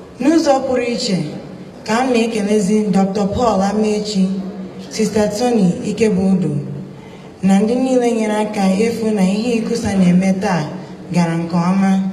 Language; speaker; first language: Igbo; early bilingual, heritage; Igbo